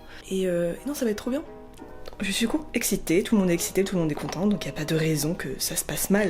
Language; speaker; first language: French; native; French